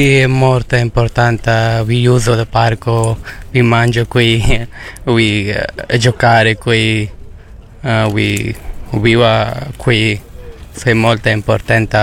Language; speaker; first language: Italian; non-native, learner; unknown